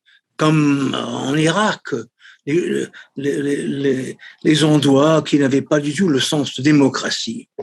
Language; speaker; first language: French; non-native, fluent; English